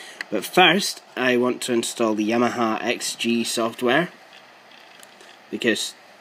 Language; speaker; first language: English; native; English